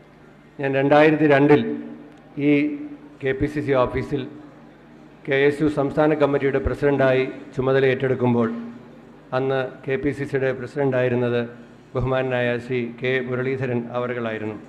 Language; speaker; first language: Malayalam; native; Malayalam